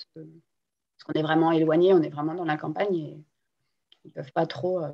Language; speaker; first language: French; non-native, local second language; Guadeloupean Creole French